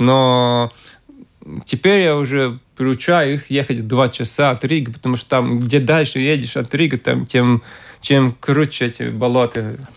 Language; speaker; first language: Russian; non-native, local second language; Latvian